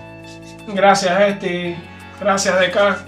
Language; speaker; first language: Spanish; native; Spanish